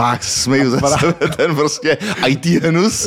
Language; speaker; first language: Czech; native; Czech